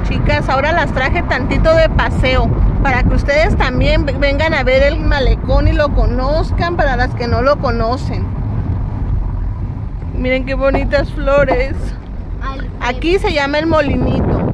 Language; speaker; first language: Spanish; native; Spanish